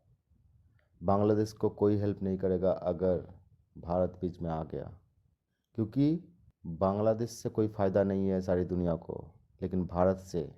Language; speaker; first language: Hindi; non-native, local second language; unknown